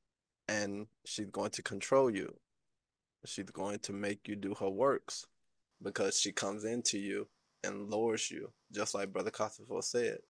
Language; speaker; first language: English; native; English